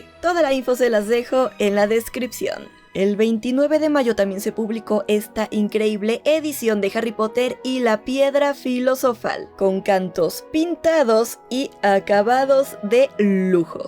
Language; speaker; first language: Spanish; native; Spanish